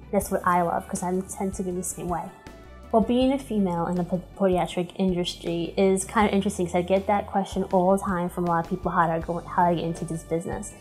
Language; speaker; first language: English; early bilingual, other home language; Spanish